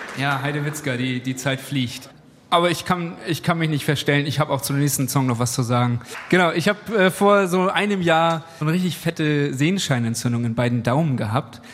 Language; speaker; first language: German; native; German